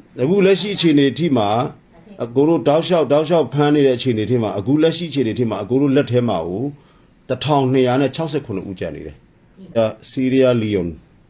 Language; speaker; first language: Burmese; non-native, local second language; S'gaw Karen